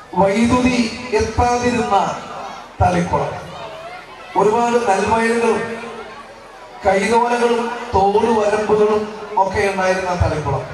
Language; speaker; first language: Malayalam; native; Malayalam